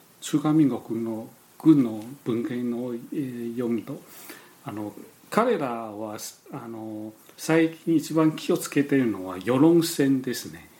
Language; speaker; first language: Japanese; non-native, fluent; Chinese